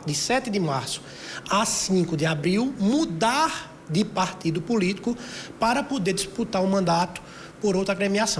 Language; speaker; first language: Portuguese; native; Portuguese